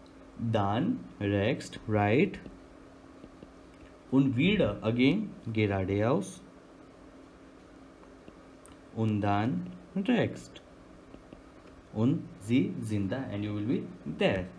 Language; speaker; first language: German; non-native, learner; Hindi